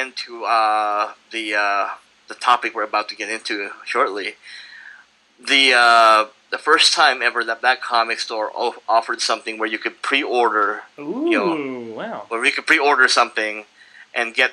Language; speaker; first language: English; non-native, local second language; Filipino